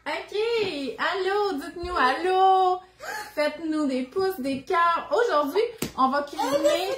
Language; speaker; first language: French; native; French